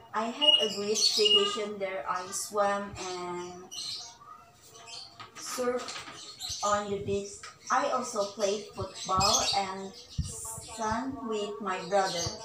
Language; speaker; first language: English; non-native, learner; Indonesian